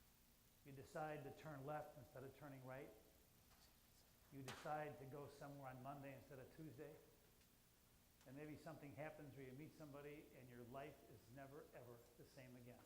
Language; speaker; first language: English; native; English